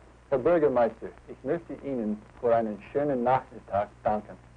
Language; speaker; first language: German; non-native, learner; English